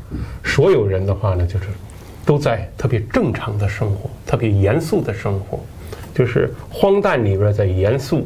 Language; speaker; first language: Chinese; native; Chinese